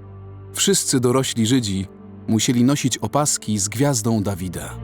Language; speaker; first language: Polish; native; Polish